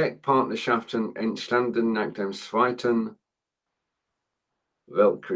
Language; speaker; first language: German; non-native, learner; English